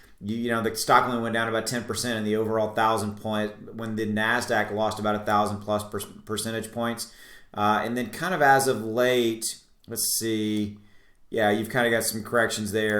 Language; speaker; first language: English; native; English